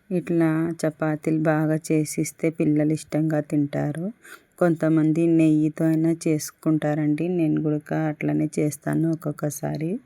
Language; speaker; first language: Telugu; non-native, local second language; Urdu